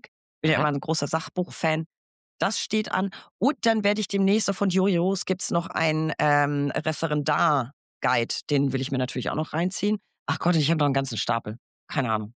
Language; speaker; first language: German; native; German